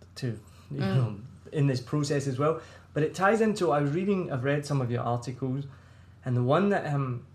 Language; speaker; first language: English; native; English